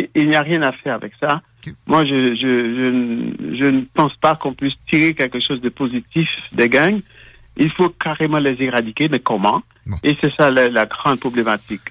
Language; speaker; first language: French; non-native, local second language; Haitian Creole